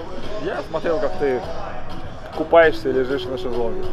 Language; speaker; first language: Russian; native; Russian